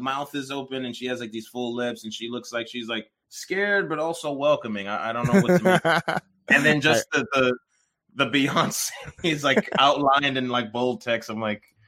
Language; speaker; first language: English; early bilingual, other home language; Yoruba